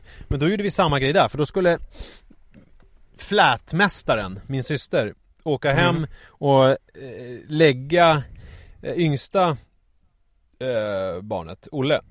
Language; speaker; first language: Swedish; native; Swedish